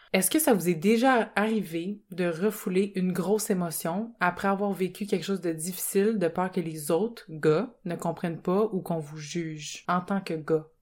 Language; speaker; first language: French; native; French